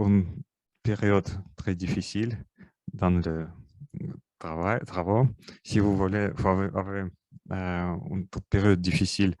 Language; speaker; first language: French; non-native, learner; Russian